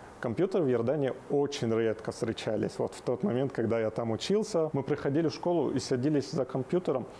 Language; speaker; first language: Russian; non-native, fluent; Arabic